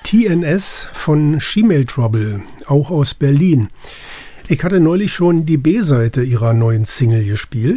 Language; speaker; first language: German; native; German